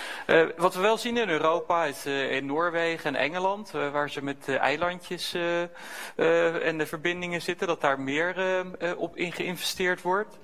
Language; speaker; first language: Dutch; native; Dutch